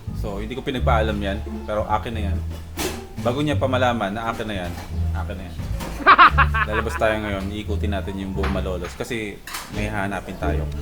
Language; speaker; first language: Filipino; native; Filipino